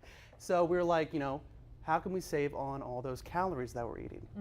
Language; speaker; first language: English; native; English